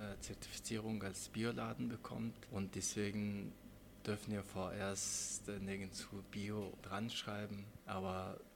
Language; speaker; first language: German; non-native, fluent; Mongolian